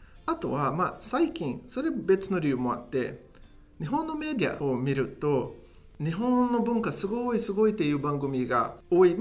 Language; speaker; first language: Japanese; non-native, fluent; Portuguese